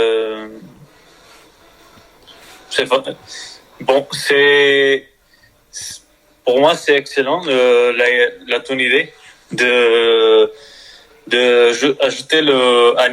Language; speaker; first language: French; non-native, learner; Spanish